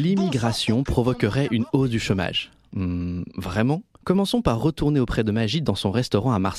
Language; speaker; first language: French; native; French